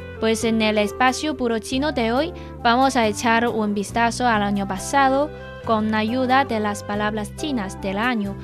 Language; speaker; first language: Spanish; non-native, fluent; Chinese